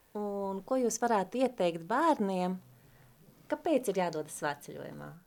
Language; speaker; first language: Latvian; native; Latvian